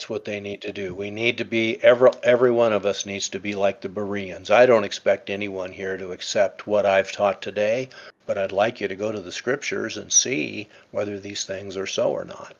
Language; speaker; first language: English; native; English